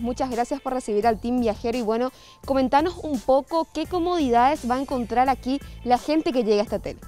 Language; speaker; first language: Spanish; native; Spanish